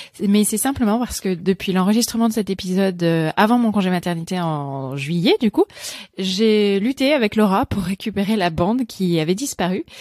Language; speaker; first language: French; native; French